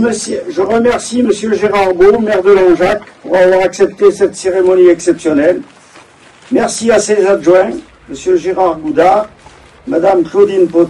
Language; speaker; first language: French; native; French